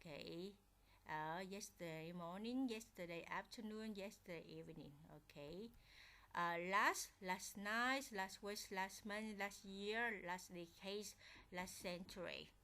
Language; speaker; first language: English; non-native, fluent; Vietnamese